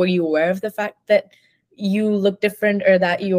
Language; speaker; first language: English; non-native, local second language; Hindi